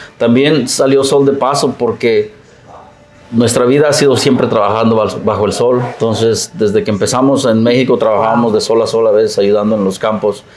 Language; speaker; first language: Spanish; native; Spanish